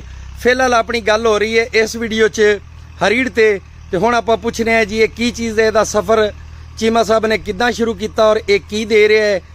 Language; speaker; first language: Urdu; non-native, local second language; Punjabi